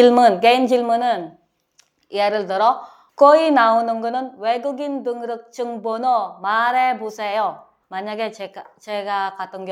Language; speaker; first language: Korean; non-native, learner; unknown